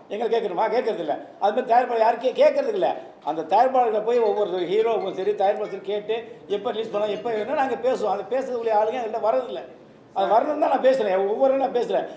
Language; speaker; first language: Tamil; native; Tamil